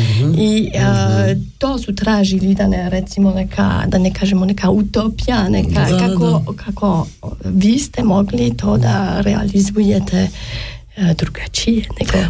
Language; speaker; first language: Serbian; non-native, fluent; German